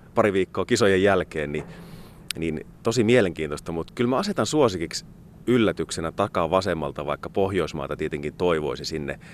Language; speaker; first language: Finnish; native; Finnish